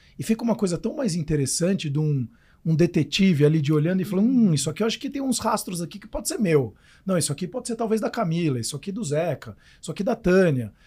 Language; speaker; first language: Portuguese; native; Portuguese